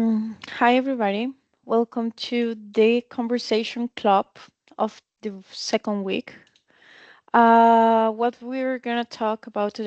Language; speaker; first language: English; non-native, fluent; Spanish